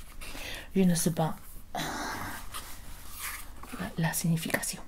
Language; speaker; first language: French; non-native, learner; Spanish